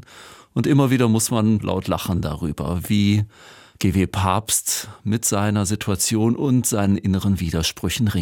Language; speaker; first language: German; native; German